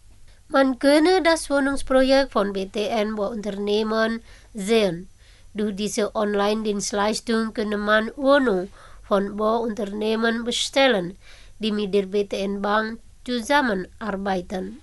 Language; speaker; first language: German; non-native, fluent; Indonesian